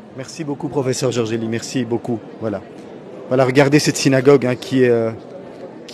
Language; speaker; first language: French; native; French